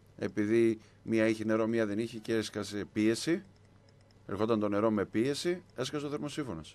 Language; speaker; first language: Greek; early bilingual, heritage; Greek